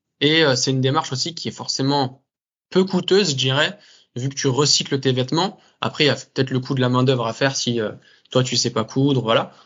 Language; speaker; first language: French; native; French